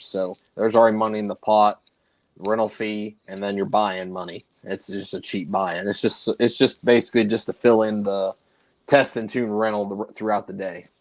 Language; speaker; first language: English; native; English